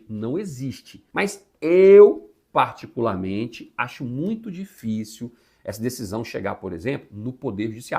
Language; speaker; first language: Portuguese; native; Portuguese